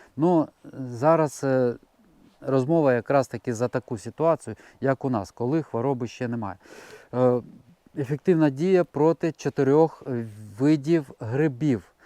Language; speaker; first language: Ukrainian; non-native, local second language; Russian